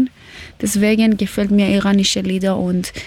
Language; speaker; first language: German; non-native, learner; Persian